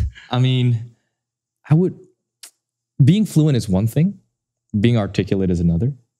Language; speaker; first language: English; non-native, fluent; Indonesian